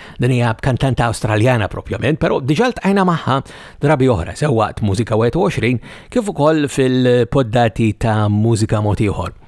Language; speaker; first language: Maltese; native; Maltese